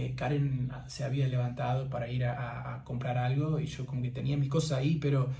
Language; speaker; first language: Spanish; non-native, fluent; English